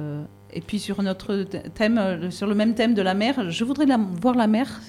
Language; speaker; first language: French; native; French